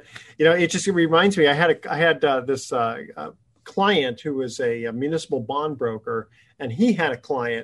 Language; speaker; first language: English; native; English